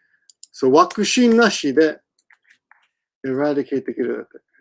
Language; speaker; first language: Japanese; non-native, fluent; English